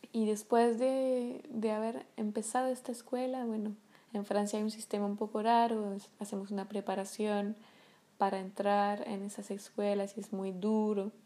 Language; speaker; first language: Spanish; non-native, fluent; French